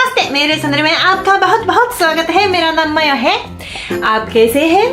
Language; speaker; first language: Hindi; non-native, fluent; Japanese